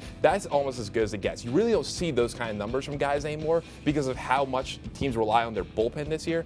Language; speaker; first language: English; native; English